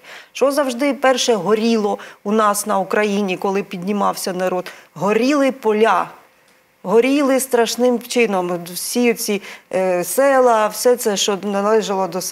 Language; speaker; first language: Ukrainian; native; Ukrainian